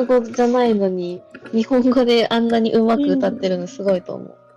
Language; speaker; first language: Japanese; native; Japanese